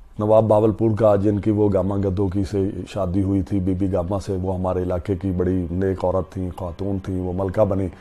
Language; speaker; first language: Urdu; non-native, local second language; Punjabi